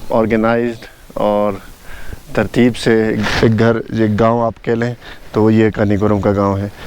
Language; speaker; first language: Urdu; non-native, local second language; Pashto